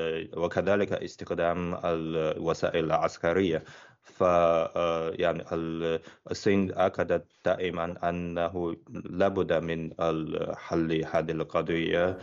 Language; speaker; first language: Arabic; non-native, fluent; Chinese